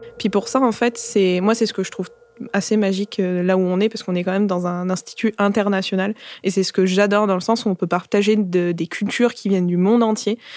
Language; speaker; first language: French; native; French